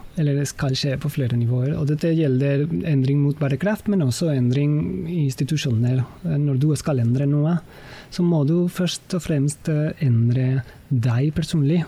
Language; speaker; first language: Norwegian; non-native, fluent; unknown